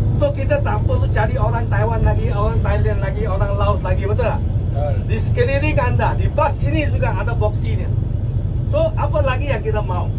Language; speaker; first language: Malay; non-native, local second language; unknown